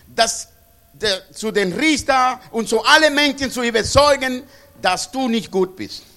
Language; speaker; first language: German; non-native, fluent; Spanish